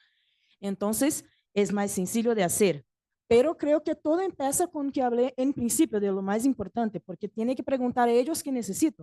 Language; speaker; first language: Spanish; non-native, fluent; Portuguese